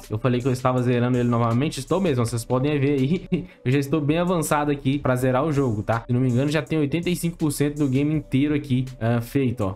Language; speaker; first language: Portuguese; native; Portuguese